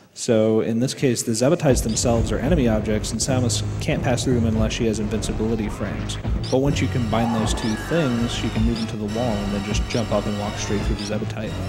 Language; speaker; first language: English; native; English